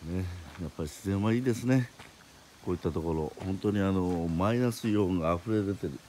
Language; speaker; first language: Japanese; native; Japanese